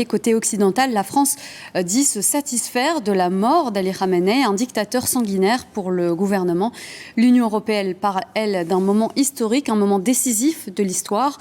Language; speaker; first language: French; native; French